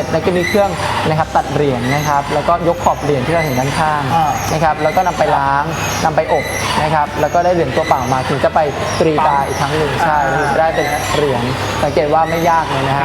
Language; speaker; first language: Thai; native; Thai